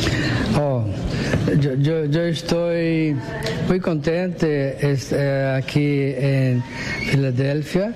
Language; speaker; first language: Spanish; non-native, learner; Portuguese